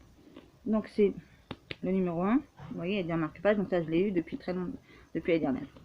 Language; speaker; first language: French; native; French